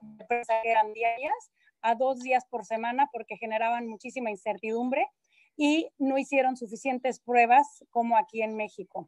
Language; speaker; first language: Spanish; native; Spanish